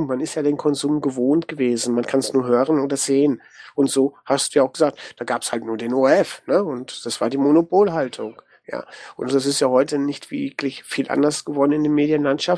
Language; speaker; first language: German; native; German